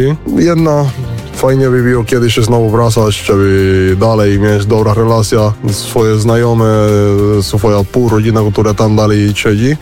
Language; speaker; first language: Polish; non-native, learner; Spanish